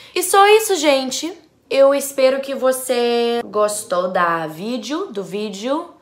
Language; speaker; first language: Portuguese; non-native, learner; English